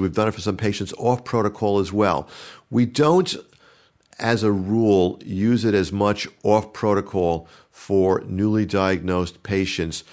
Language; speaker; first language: English; native; English